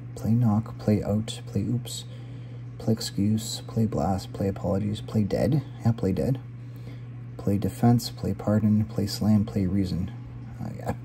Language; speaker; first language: English; native; English